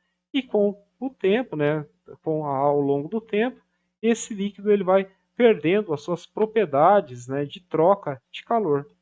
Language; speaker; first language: Portuguese; native; Portuguese